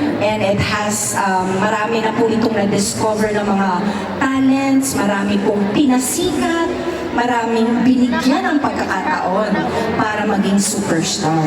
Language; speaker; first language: Filipino; native; Filipino